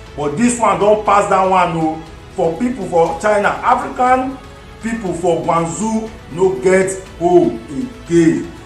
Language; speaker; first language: Nigerian Pidgin; non-native, local second language; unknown